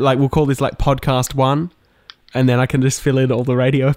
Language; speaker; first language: English; native; English